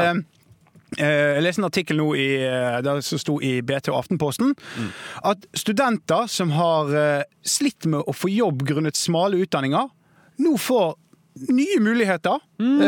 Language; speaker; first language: Norwegian; native; Norwegian